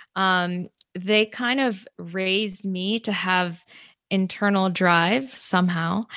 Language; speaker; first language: English; native; English